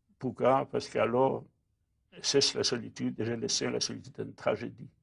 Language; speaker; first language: French; non-native, fluent; Polish